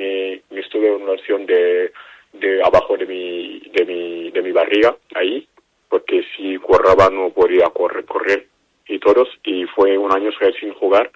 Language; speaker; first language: Spanish; non-native, learner; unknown